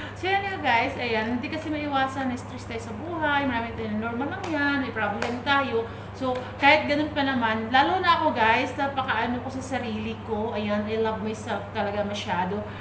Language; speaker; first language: Filipino; native; Filipino